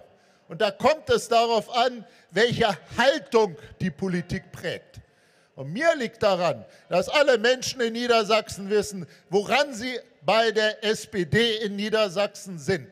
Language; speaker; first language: German; native; German